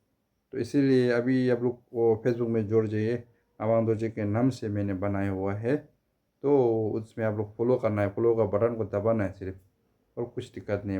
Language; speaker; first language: Hindi; non-native, fluent; Tibetan